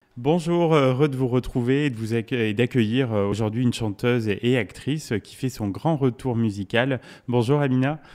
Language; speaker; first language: French; native; French